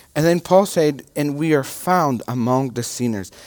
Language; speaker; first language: English; non-native, learner; Portuguese